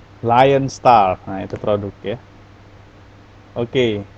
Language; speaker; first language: Indonesian; native; Indonesian